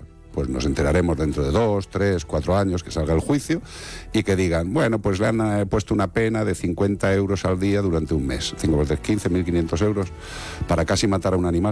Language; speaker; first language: Spanish; native; Spanish